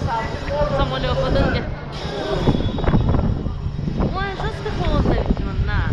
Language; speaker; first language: Russian; non-native, local second language; Yakut